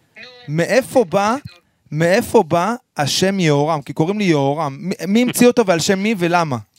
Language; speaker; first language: Hebrew; early bilingual, other home language; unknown